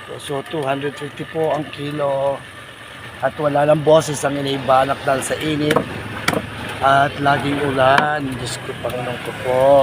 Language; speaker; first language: Filipino; native; Filipino